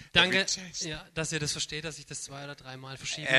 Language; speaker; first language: German; native; German